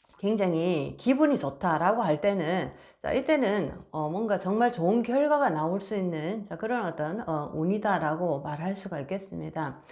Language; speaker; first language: Korean; native; Korean